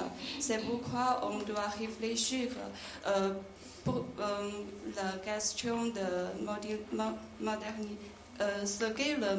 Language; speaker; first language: French; non-native, learner; Chinese